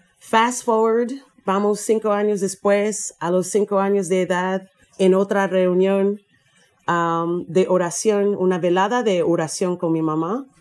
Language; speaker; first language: Spanish; non-native, fluent; English